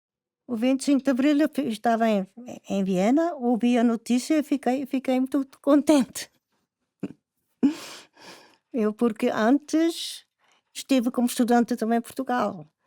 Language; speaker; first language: Portuguese; non-native, fluent; German